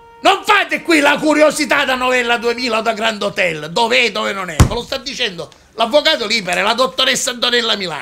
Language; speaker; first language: Italian; native; Italian